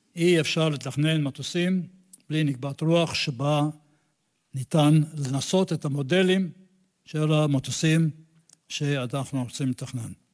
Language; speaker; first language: Hebrew; non-native, fluent; English